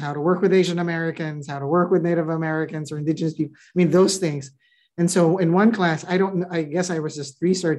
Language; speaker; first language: English; non-native, local second language; Filipino